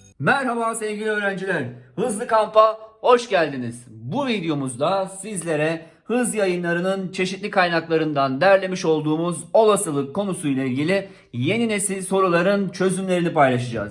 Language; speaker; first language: Turkish; native; Turkish